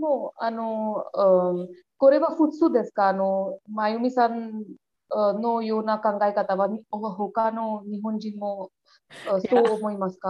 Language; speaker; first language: Japanese; non-native, learner; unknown